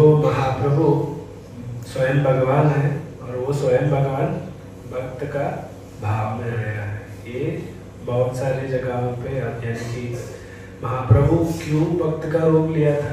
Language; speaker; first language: Hindi; non-native, fluent; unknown